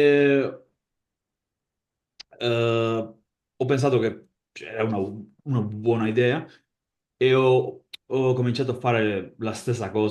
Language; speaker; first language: Italian; non-native, learner; Spanish